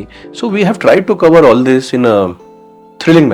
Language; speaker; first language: Telugu; non-native, fluent; Hindi